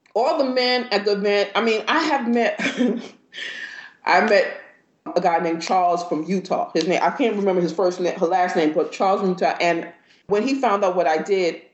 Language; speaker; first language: English; native; English